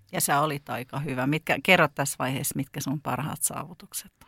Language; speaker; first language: Finnish; native; Finnish